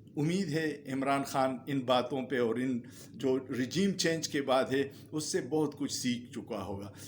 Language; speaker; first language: Urdu; non-native, local second language; Pashto